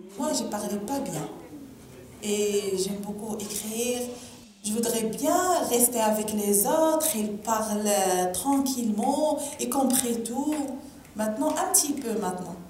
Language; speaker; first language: French; non-native, learner; Arabic